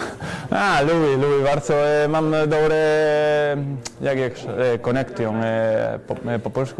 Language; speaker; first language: Polish; non-native, learner; Spanish